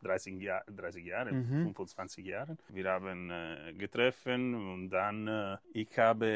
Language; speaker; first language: German; non-native, learner; Italian